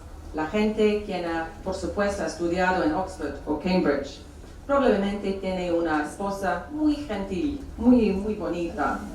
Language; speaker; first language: Spanish; non-native, fluent; English